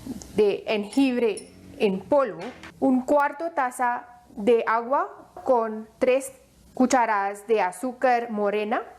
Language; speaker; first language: Spanish; non-native, fluent; Hindi